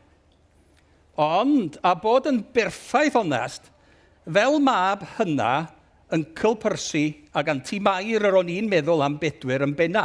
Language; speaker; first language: Welsh; native; Welsh